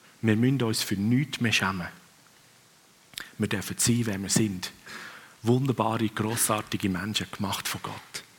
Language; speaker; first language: German; non-native, fluent; Swiss German